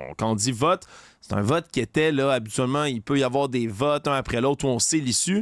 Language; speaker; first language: French; native; French